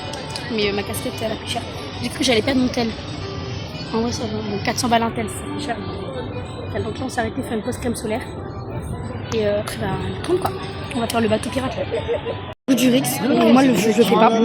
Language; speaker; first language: French; native; French